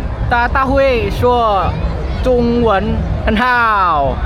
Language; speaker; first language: Chinese; non-native, learner; English